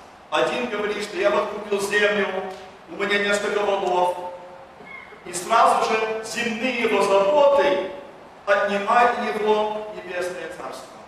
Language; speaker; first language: Russian; early bilingual, heritage; Russian